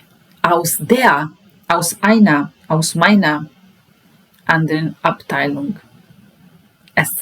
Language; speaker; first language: German; non-native, fluent; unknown